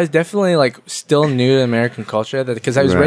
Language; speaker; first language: English; early bilingual, other home language; Vietnamese